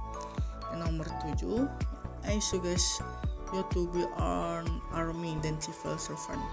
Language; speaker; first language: English; non-native, learner; Indonesian